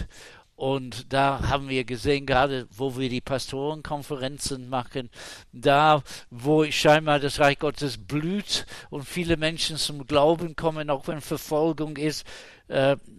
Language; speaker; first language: German; non-native, fluent; English